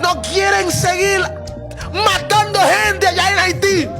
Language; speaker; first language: Spanish; non-native, fluent; Haitian Creole